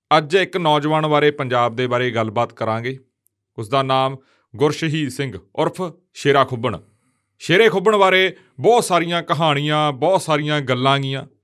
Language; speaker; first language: Punjabi; native; Punjabi